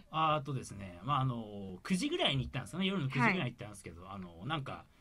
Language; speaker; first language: Japanese; native; Japanese